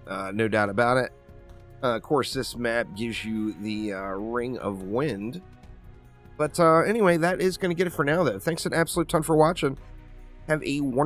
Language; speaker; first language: English; native; English